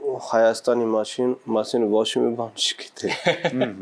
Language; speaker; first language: Armenian; non-native, learner; Punjabi